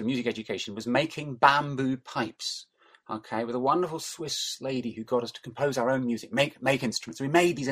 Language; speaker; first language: English; native; English